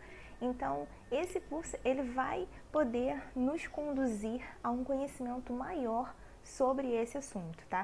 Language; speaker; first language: Portuguese; native; Portuguese